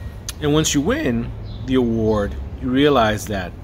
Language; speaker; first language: English; native; English